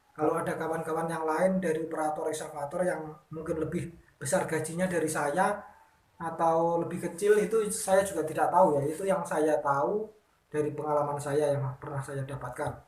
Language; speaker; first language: Indonesian; native; Indonesian